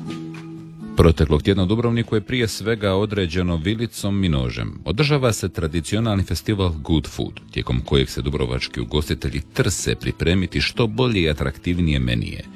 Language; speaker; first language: Serbian; native; Serbian